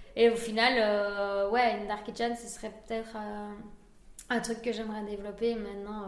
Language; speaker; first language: French; early bilingual, other home language; Spanish